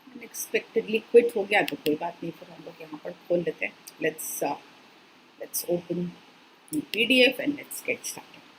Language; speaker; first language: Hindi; native; Hindi